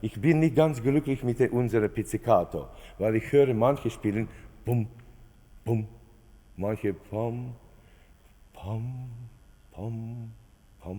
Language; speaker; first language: German; non-native, fluent; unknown